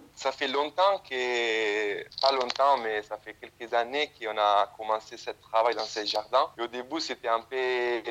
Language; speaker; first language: French; non-native, fluent; Italian